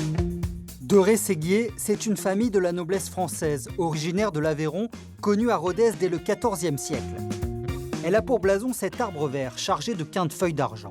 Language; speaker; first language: French; native; French